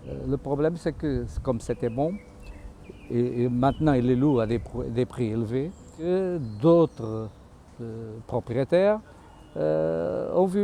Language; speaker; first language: French; non-native, fluent; Portuguese